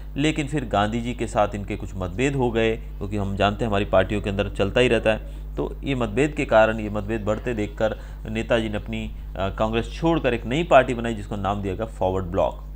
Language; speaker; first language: Hindi; non-native, local second language; Gujarati